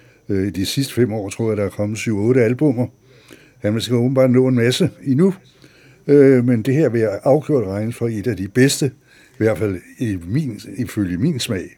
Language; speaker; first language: Danish; native; Danish